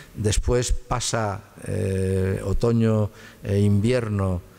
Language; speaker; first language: Spanish; native; Spanish